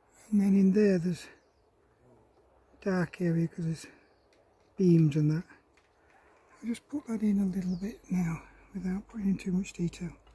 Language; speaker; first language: English; native; English